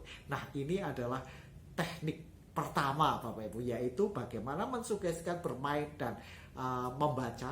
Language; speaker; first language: Indonesian; native; Indonesian